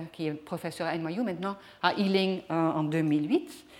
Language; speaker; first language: French; non-native, fluent; Dutch